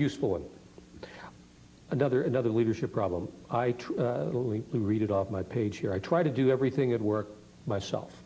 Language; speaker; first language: English; native; English